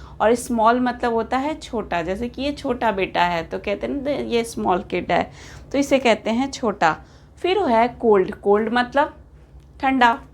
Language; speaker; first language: Hindi; native; Hindi